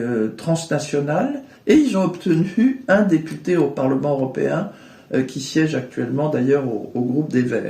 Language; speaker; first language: French; native; French